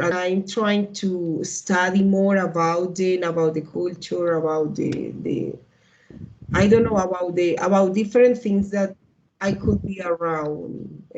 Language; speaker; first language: English; non-native, learner; Spanish